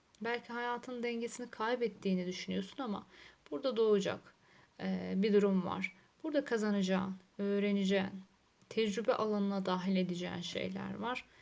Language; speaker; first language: Turkish; native; Turkish